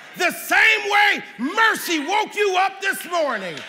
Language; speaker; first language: English; native; English